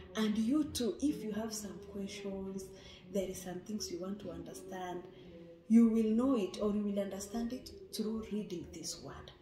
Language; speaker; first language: English; non-native, local second language; Swahili